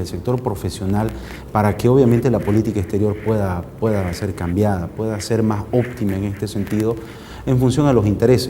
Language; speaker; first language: Spanish; native; Spanish